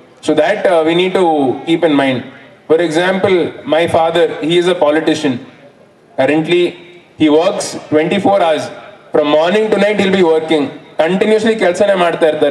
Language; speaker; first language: English; non-native, local second language; Kannada